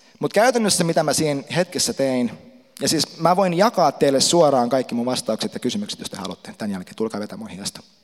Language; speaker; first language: Finnish; native; Finnish